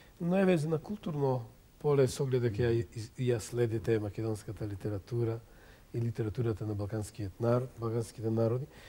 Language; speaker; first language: Macedonian; native; Macedonian